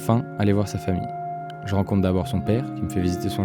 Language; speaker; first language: French; native; French